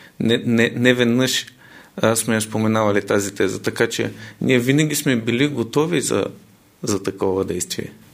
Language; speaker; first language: Bulgarian; non-native, local second language; Turkish